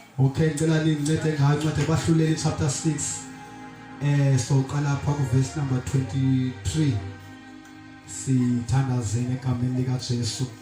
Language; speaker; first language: Zulu; non-native, local second language; Xhosa